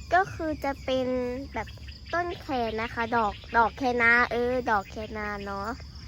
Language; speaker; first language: Thai; native; Thai